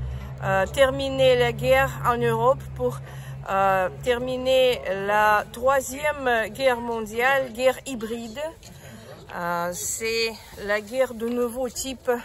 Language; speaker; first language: French; non-native, fluent; Russian